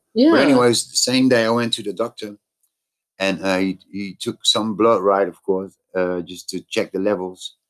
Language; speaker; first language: English; non-native, fluent; Dutch